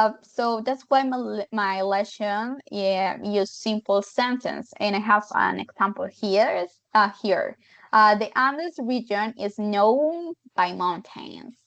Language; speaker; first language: English; non-native, fluent; Spanish